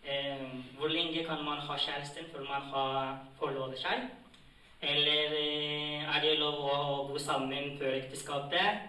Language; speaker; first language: Norwegian; non-native, fluent; Tigrinya